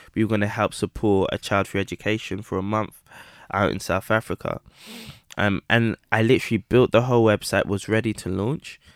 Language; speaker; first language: English; native; English